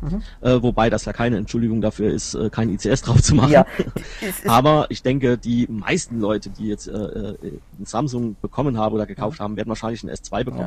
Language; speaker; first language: German; native; German